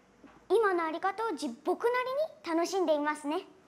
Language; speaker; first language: Japanese; native; Japanese